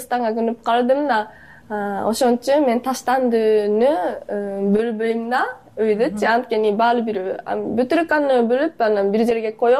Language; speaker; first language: Kyrgyz; non-native, fluent; Japanese